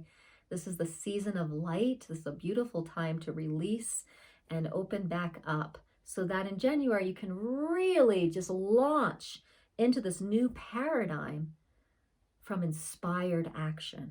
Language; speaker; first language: English; native; English